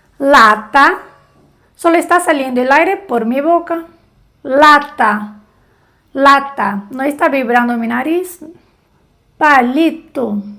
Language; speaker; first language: Spanish; non-native, fluent; Portuguese